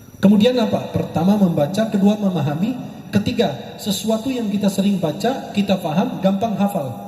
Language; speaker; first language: Indonesian; non-native, fluent; Arabic